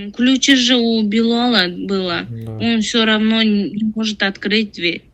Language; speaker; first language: Russian; non-native, learner; Tajik